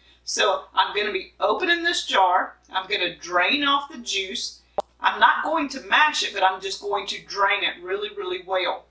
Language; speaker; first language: English; native; English